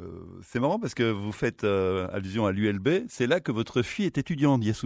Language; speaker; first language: French; native; French